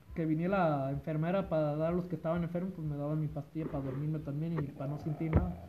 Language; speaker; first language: Spanish; early bilingual, heritage; Spanish